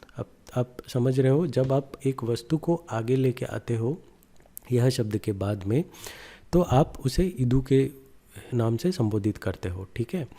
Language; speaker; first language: Hindi; non-native, local second language; Kannada